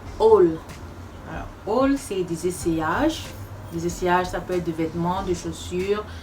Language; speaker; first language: French; non-native, local second language; Fula